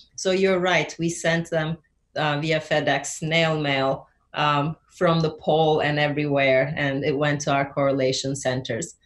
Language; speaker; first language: English; non-native, fluent; Turkish